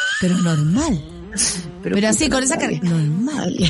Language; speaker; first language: Spanish; native; Spanish